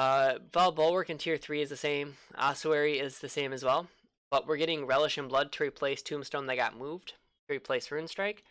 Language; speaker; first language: English; native; English